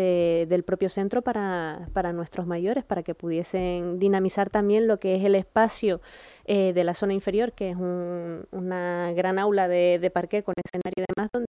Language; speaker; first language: Spanish; native; Spanish